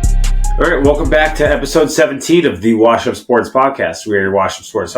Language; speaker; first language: English; native; English